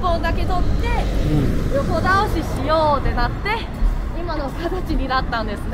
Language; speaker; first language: Japanese; non-native, fluent; Chinese